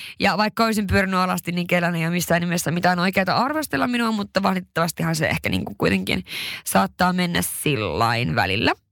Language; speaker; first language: Finnish; early bilingual, heritage; Swedish